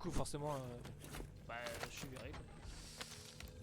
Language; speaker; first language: French; native; French